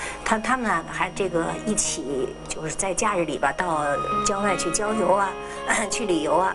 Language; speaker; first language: Chinese; native; Chinese